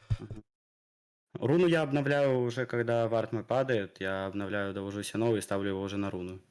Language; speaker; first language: Russian; native; Russian